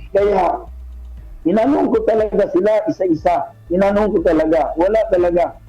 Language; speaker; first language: Filipino; non-native, local second language; Cebuano